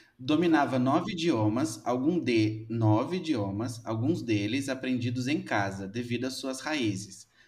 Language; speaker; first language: Portuguese; native; Portuguese